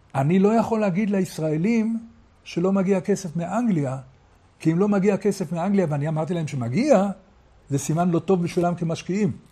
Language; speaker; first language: Hebrew; native; Hebrew